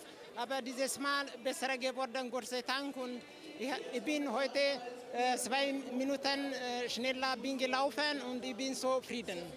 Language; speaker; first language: German; non-native, learner; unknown